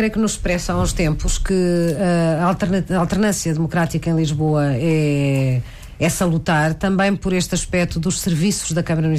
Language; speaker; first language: Portuguese; native; Portuguese